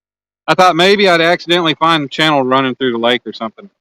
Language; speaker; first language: English; native; English